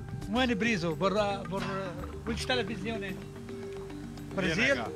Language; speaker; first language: Portuguese; non-native, learner; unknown